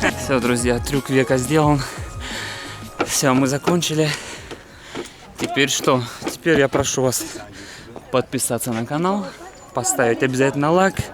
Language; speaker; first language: Russian; native; Russian